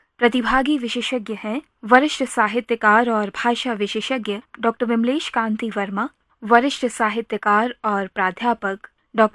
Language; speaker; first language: Hindi; native; Hindi